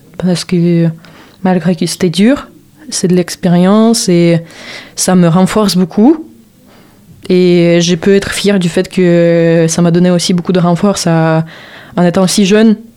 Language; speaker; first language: French; non-native, fluent; Russian